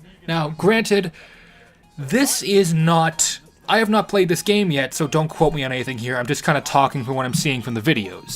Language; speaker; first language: English; native; English